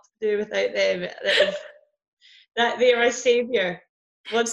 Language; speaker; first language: English; native; English